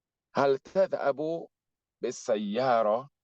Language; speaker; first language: Arabic; non-native, fluent; English